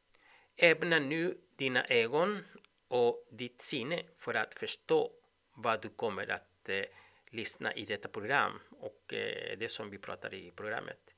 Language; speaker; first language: Swedish; non-native, fluent; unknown